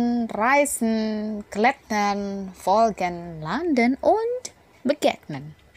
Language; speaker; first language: German; non-native, fluent; Indonesian